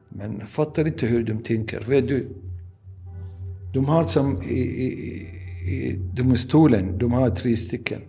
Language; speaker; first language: Swedish; non-native, learner; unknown